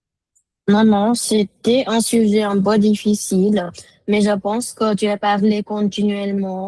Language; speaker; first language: French; non-native, fluent; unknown